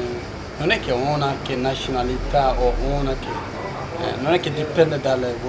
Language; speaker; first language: Italian; non-native, learner; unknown